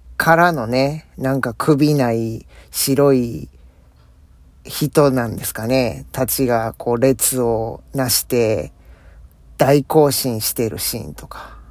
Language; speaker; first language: Japanese; native; Japanese